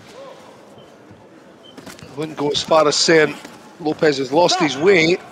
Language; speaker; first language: English; native; English